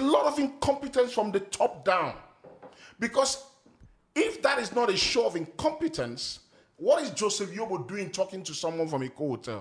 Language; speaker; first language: English; non-native, local second language; Ibibio